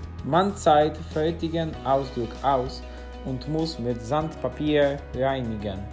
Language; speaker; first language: German; non-native, learner; Polish